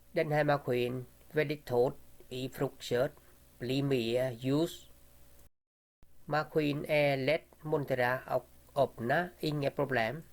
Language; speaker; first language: Swedish; non-native, learner; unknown